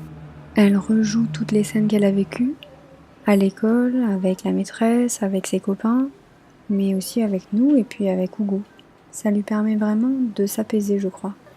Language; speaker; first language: French; native; French